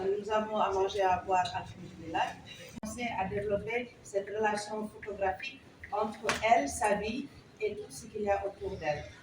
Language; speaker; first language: French; non-native, local second language; Wolof